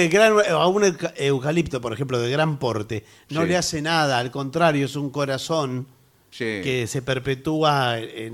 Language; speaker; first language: Spanish; native; Spanish